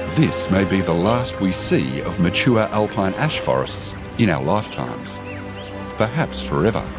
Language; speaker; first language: English; native; English